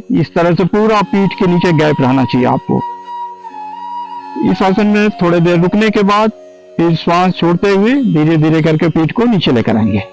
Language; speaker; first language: Hindi; native; Hindi